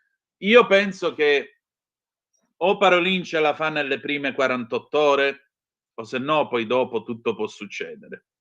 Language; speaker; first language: Italian; native; Italian